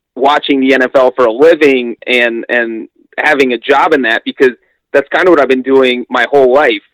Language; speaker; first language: English; native; English